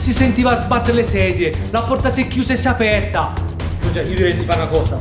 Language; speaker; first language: Italian; native; Italian